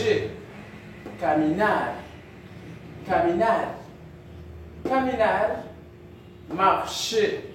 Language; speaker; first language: Spanish; non-native, fluent; Haitian Creole